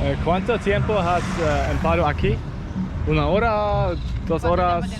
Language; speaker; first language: Spanish; non-native, learner; English